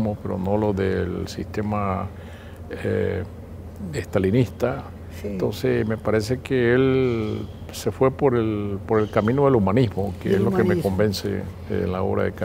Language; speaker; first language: Spanish; native; Spanish